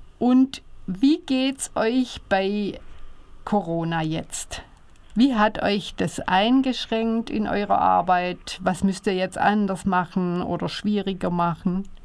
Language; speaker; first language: German; native; German